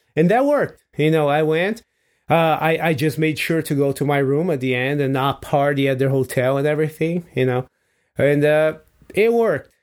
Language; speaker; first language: English; non-native, fluent; Portuguese